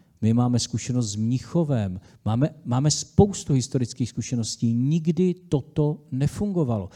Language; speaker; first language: Czech; native; Czech